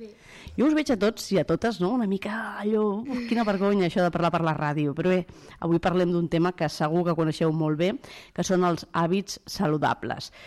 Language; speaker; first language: Catalan; native; Catalan